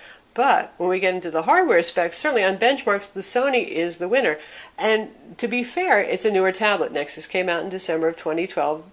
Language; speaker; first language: English; native; English